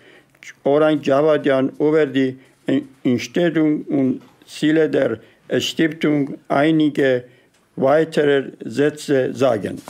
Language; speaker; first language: German; non-native, learner; Persian